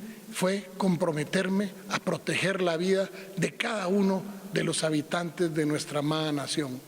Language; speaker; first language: Spanish; native; Spanish